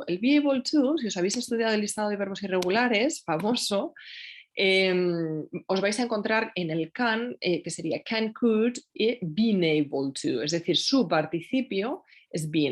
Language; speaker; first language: Spanish; native; Spanish